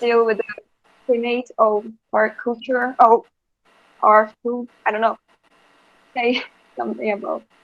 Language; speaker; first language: English; non-native, learner; Portuguese